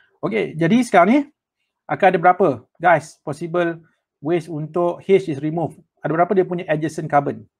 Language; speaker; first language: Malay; native; Malay